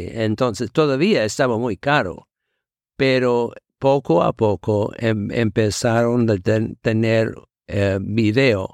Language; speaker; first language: Spanish; non-native, fluent; English